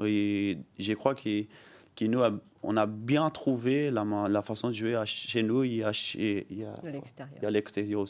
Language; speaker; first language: French; non-native, learner; Portuguese